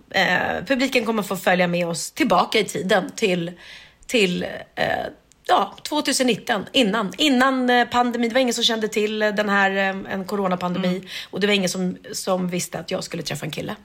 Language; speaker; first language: Swedish; native; Swedish